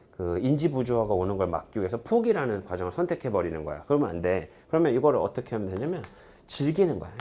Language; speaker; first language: Korean; native; Korean